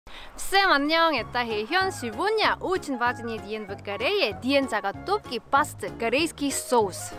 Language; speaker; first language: Russian; non-native, learner; Korean